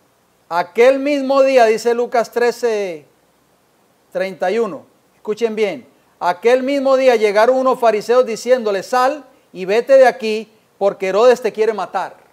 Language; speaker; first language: Spanish; native; Spanish